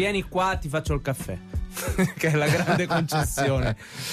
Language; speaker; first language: Italian; native; Italian